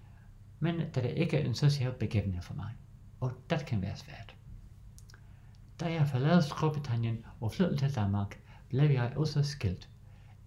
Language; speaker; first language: Danish; non-native, learner; English